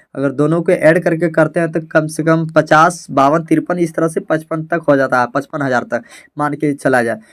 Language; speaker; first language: Hindi; native; Hindi